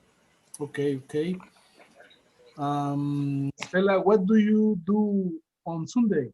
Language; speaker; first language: English; non-native, learner; Spanish